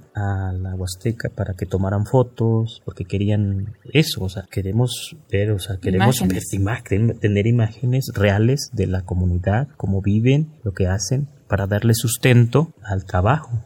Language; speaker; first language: Spanish; native; Spanish